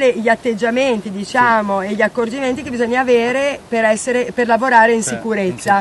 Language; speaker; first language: Italian; native; Italian